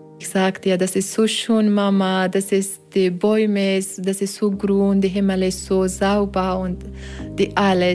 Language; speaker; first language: German; non-native, learner; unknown